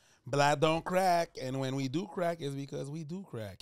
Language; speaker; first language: English; early bilingual, other home language; French